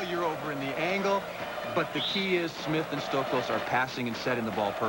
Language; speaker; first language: English; native; English